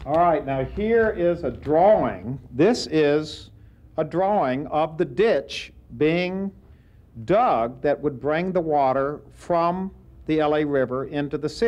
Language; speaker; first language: English; native; English